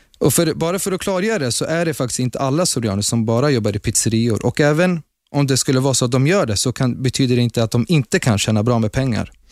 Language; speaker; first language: Swedish; early bilingual, other home language; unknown